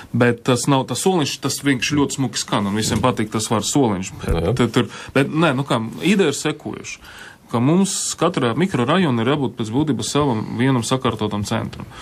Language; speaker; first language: Latvian; non-native, local second language; Russian